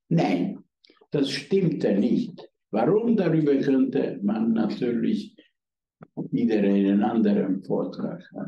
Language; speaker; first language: German; non-native, fluent; Hungarian